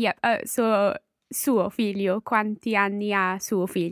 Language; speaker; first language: Italian; non-native, learner; English